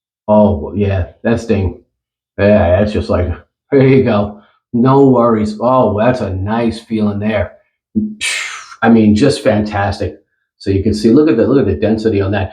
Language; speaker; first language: English; native; English